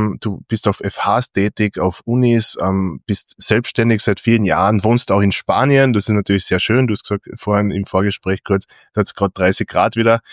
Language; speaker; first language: German; native; German